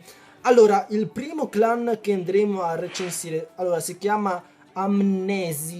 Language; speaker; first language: Italian; early bilingual, other home language; Chinese